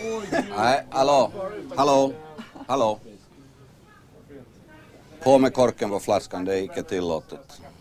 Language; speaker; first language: Swedish; native; Swedish